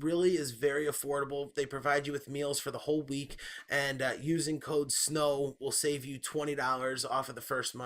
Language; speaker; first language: English; native; English